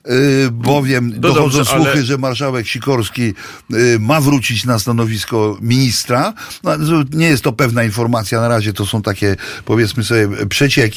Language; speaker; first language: Polish; native; Polish